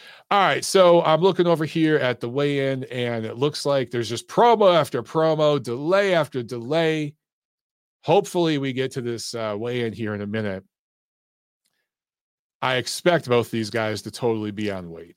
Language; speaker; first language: English; early bilingual, other home language; Italian